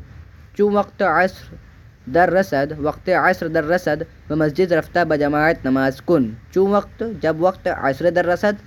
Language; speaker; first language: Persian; non-native, fluent; Urdu